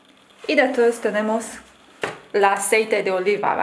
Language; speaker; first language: Spanish; non-native, fluent; Italian